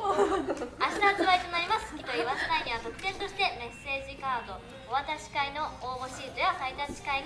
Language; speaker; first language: Japanese; native; Japanese